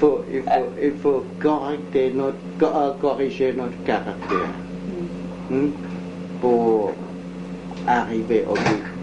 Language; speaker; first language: French; non-native, local second language; Vietnamese